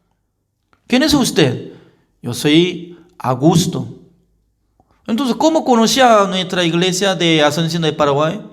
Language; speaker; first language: Spanish; non-native, fluent; Korean